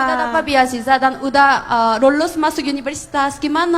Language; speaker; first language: Indonesian; non-native, fluent; Korean